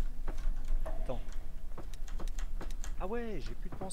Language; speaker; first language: French; native; French